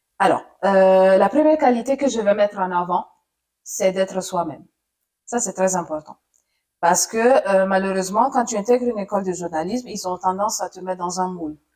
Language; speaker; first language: French; non-native, fluent; Italian